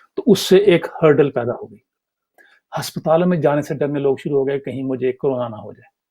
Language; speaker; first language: Urdu; native; Urdu